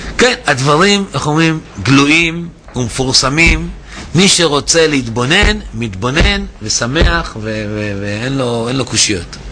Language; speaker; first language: Hebrew; native; Hebrew